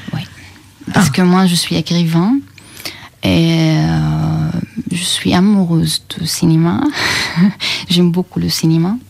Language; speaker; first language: French; non-native, learner; Arabic